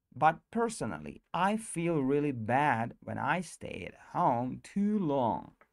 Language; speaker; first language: English; non-native, learner; Russian